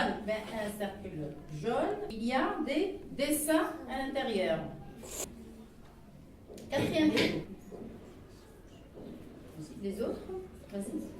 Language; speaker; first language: French; non-native, local second language; Arabic